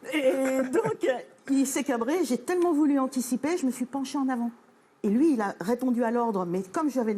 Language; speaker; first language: French; native; French